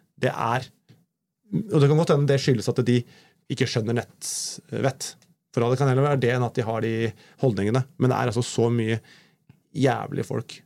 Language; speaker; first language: Norwegian; native; Norwegian